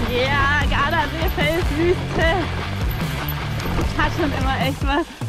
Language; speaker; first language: German; native; German